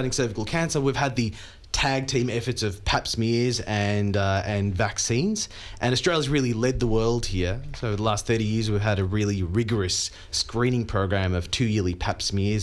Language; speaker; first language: English; non-native, local second language; Hindi